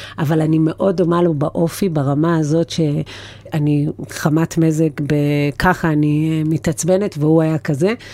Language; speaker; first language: Hebrew; native; Hebrew